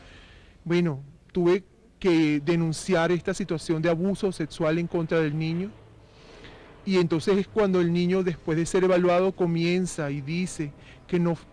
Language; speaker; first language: Spanish; native; Spanish